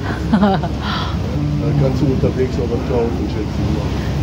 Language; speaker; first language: German; native; German